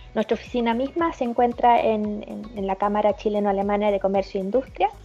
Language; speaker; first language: Spanish; early bilingual, heritage; German